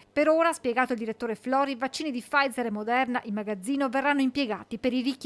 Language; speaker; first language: Italian; native; Italian